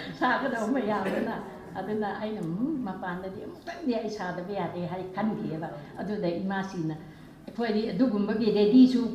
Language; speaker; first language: Manipuri; non-native, local second language; Rongmei Naga